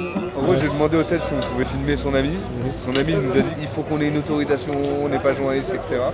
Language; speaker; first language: French; native; French